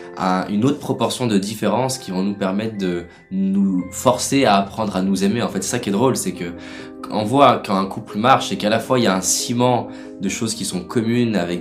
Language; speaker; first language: French; native; French